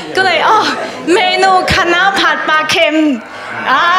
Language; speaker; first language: Thai; non-native, fluent; Chinese